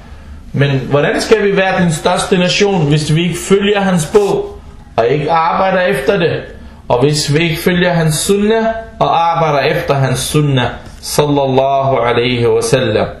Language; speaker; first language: Danish; non-native, fluent; Arabic